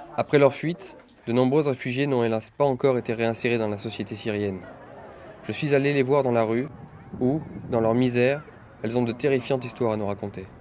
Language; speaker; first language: French; native; French